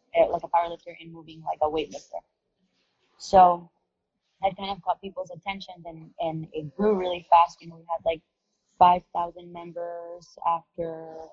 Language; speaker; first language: English; non-native, fluent; Spanish